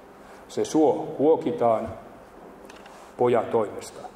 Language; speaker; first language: Finnish; native; Finnish